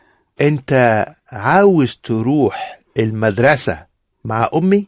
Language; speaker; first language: Arabic; non-native, learner; English